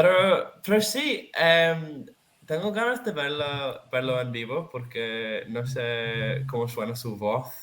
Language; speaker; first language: Spanish; non-native, fluent; Serbian